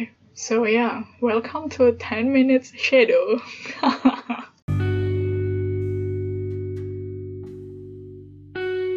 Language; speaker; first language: English; non-native, fluent; Indonesian